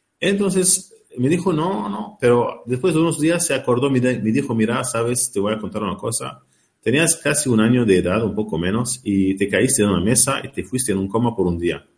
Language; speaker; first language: Spanish; non-native, learner; Arabic